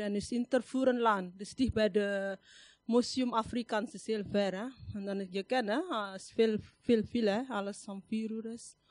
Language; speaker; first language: Dutch; non-native, learner; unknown